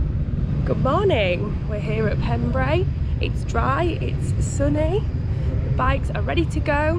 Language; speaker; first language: English; native; English